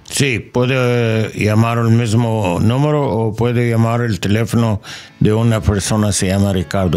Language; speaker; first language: Spanish; non-native, learner; English